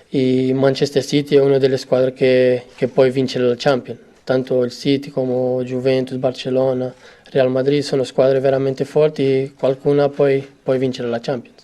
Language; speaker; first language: Italian; non-native, fluent; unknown